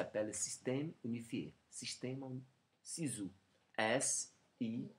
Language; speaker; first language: French; non-native, learner; Portuguese